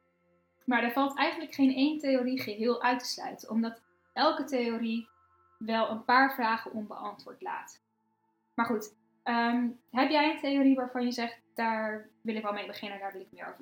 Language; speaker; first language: Dutch; native; Dutch